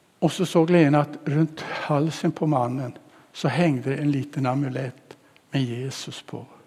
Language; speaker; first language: Swedish; native; Swedish